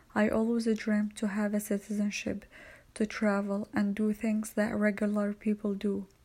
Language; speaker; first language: English; non-native, fluent; Arabic